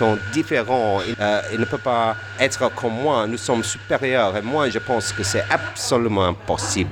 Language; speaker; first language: French; non-native, fluent; English